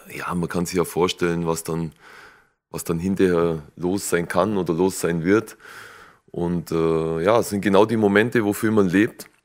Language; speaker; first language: German; native; German